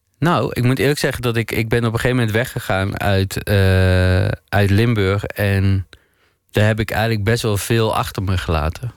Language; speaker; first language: Dutch; native; Dutch